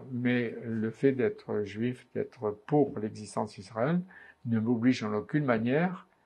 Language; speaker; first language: French; native; French